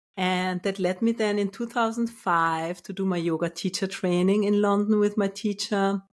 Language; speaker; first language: English; non-native, fluent; German